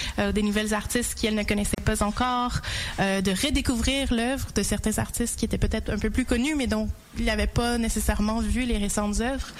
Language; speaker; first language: French; native; French